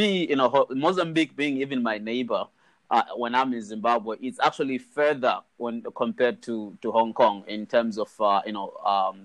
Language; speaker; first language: English; non-native, local second language; Shona